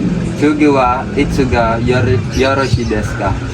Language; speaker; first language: Japanese; non-native, learner; Filipino